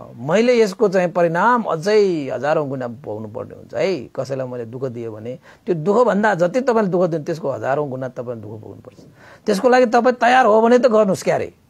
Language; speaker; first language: Nepali; non-native, local second language; Newari